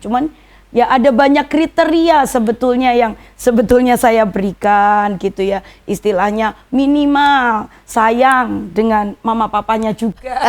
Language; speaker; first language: Indonesian; native; Indonesian